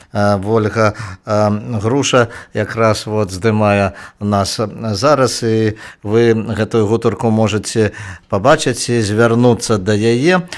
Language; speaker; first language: Belarusian; native; Belarusian